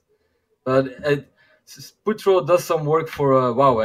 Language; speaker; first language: English; non-native, fluent; Dutch